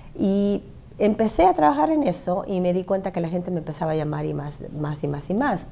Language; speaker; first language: Spanish; native; Spanish